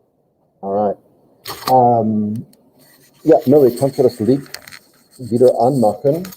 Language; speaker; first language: German; non-native, fluent; English